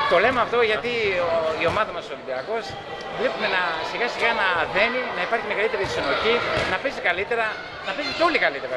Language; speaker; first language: Greek; native; Greek